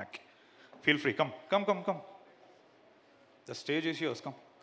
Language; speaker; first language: Telugu; native; Telugu